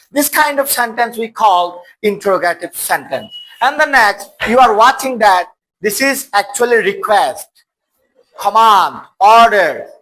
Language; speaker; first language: English; non-native, local second language; Bangla